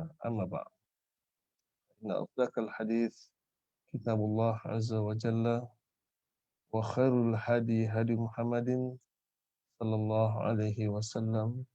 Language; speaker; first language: Arabic; non-native, fluent; Malay